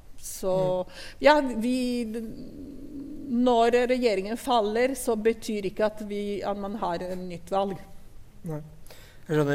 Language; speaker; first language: Norwegian; non-native, fluent; Italian